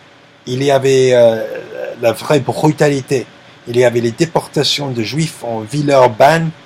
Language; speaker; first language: French; non-native, learner; English